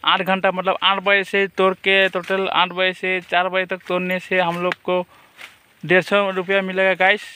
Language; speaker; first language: Hindi; non-native, local second language; Assamese